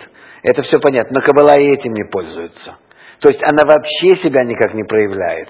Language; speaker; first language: Russian; native; Russian